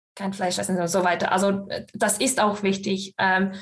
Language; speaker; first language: German; non-native, fluent; English